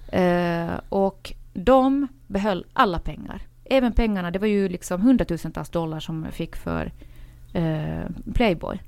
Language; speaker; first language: Swedish; native; Swedish